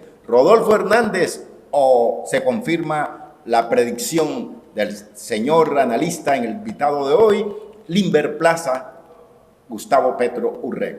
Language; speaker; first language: Spanish; native; Spanish